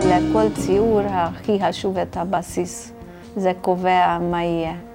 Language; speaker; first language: Hebrew; non-native, fluent; Russian